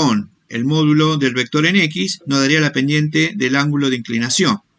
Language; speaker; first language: Spanish; native; Spanish